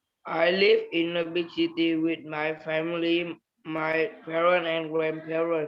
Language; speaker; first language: English; non-native, learner; Vietnamese